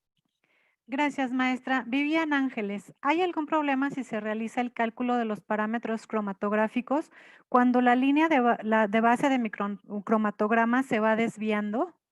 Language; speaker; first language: Spanish; native; Spanish